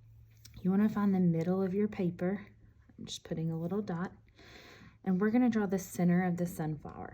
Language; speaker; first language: English; native; English